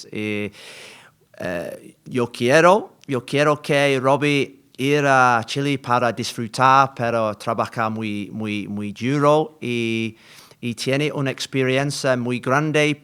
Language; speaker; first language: Spanish; non-native, learner; English